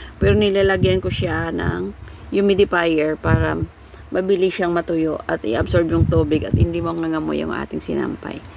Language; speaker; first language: Filipino; native; Filipino